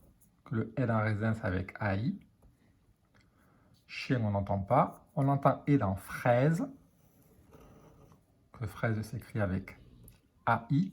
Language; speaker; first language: French; native; French